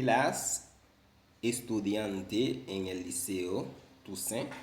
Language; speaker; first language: Spanish; non-native, fluent; Haitian Creole